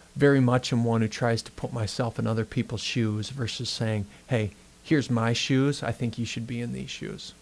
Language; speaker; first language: English; native; English